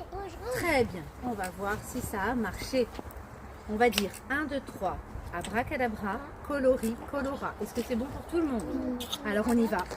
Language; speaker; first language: French; native; French